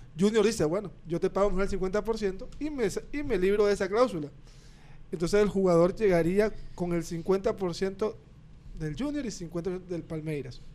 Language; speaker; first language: Spanish; native; Spanish